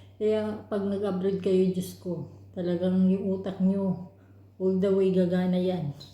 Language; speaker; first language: Filipino; non-native, local second language; Cebuano